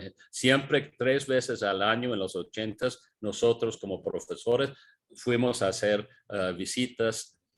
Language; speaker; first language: Spanish; non-native, fluent; English